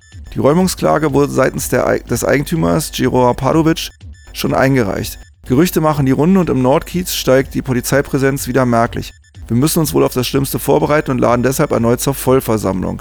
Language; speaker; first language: German; native; German